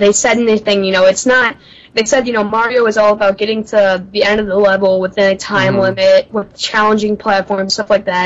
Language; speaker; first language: English; native; English